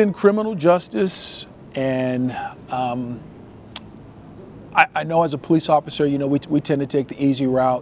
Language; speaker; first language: English; native; English